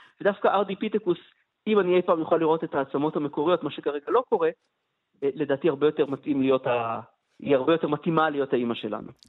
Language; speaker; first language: Hebrew; native; Hebrew